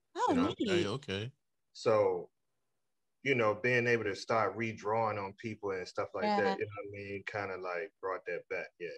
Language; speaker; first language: English; native; English